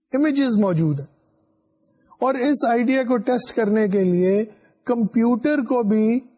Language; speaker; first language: Urdu; non-native, local second language; Punjabi